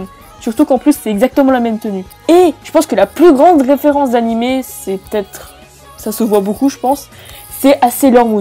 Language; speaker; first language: French; native; French